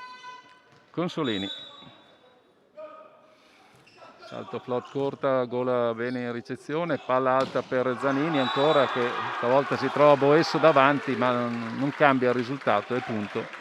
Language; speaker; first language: Italian; native; Italian